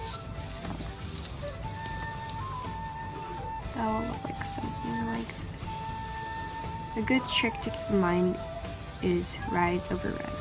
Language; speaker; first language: English; native; English